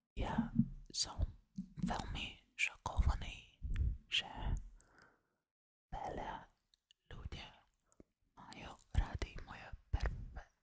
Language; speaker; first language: Slovak; non-native, learner; Russian